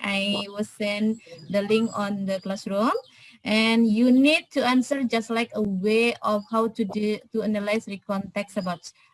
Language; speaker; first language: English; non-native, fluent; Indonesian